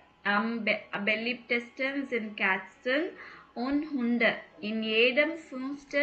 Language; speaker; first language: German; non-native, fluent; Tamil